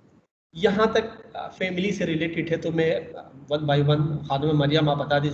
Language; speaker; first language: Urdu; native; Urdu